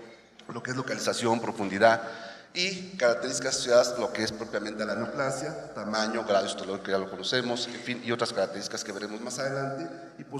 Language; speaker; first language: Spanish; native; Spanish